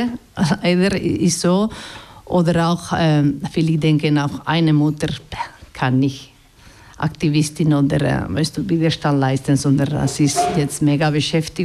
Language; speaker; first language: German; non-native, fluent; Basque